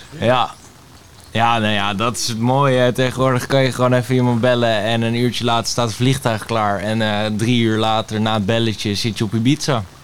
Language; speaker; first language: Dutch; native; Dutch